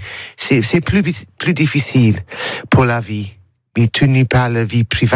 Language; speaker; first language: French; non-native, learner; English